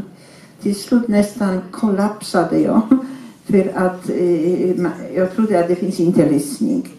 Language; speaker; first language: Swedish; non-native, fluent; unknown